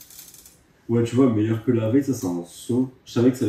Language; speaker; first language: French; native; French